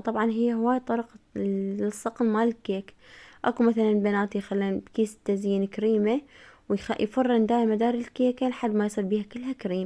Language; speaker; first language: Arabic; native; Arabic